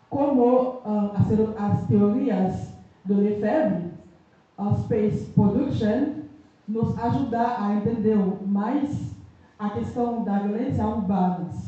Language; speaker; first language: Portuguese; non-native, fluent; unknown